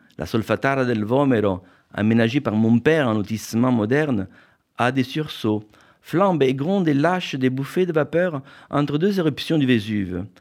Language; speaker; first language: French; non-native, fluent; Italian